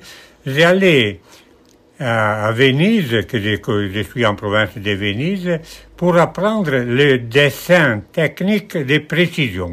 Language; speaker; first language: French; non-native, fluent; Italian